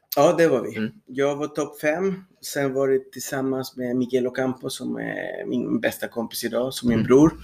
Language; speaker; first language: Swedish; non-native, fluent; Spanish